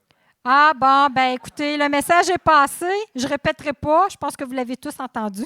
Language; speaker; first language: French; native; French